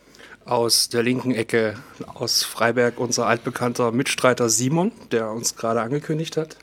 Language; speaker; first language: German; native; German